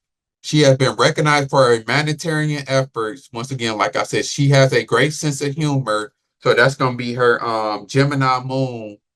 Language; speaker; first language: English; native; English